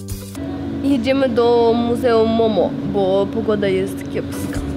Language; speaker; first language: Polish; non-native, fluent; Russian